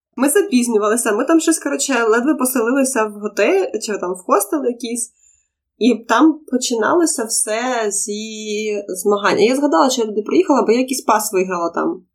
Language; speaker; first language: Ukrainian; non-native, local second language; Russian